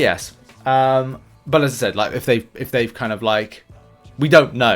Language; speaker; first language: English; native; English